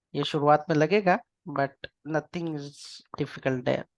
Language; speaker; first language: Hindi; non-native, local second language; Marathi